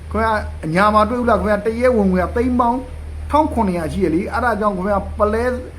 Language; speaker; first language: Burmese; native; Burmese